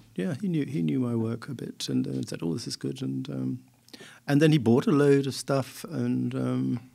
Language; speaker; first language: English; native; English